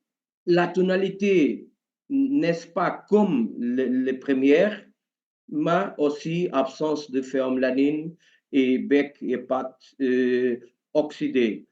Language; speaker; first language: French; non-native, learner; Portuguese